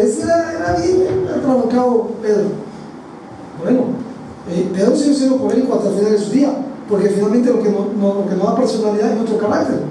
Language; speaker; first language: Spanish; native; Spanish